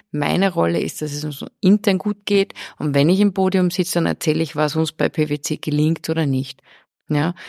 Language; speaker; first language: German; early bilingual, heritage; German